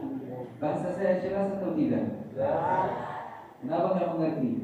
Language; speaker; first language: Indonesian; non-native, fluent; Arabic